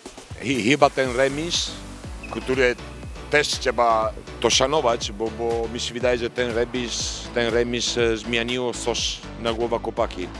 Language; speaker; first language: Polish; non-native, fluent; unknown